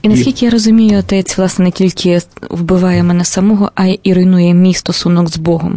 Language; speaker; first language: Ukrainian; native; Ukrainian